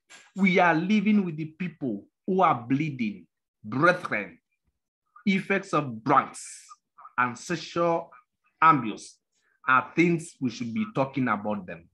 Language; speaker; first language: English; non-native, local second language; Kamba